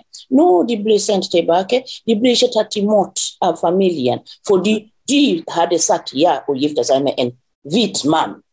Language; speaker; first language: Norwegian; non-native, fluent; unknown